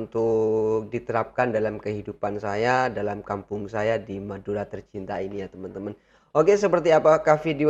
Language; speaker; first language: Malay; non-native, local second language; Madurese